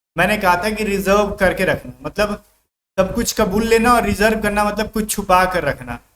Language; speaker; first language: Hindi; native; Hindi